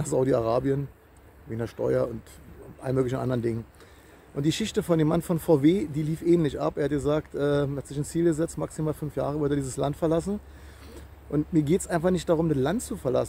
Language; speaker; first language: German; native; German